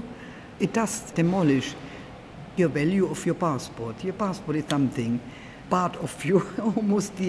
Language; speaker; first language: English; non-native, fluent; German